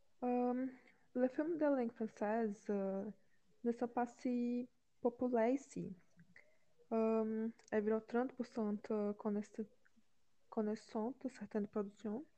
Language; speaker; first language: French; non-native, learner; Portuguese